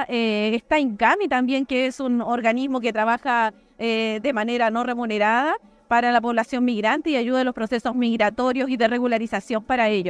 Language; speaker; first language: Spanish; native; Spanish